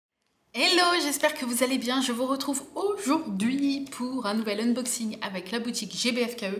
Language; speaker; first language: French; native; French